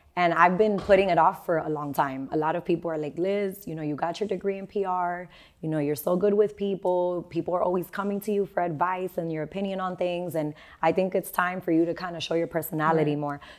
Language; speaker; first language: English; native; English